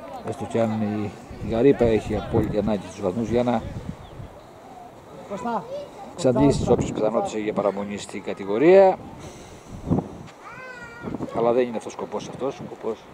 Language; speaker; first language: Greek; native; Greek